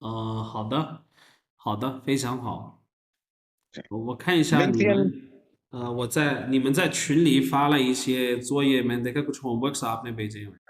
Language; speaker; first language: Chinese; non-native, fluent; Urdu